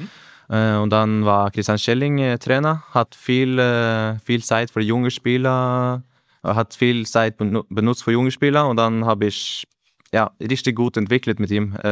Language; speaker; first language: German; non-native, learner; Norwegian